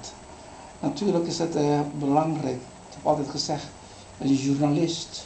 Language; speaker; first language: Dutch; non-native, fluent; Indonesian